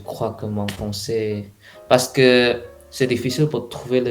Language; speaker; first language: French; non-native, fluent; Indonesian